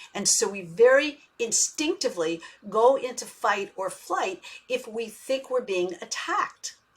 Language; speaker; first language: English; native; English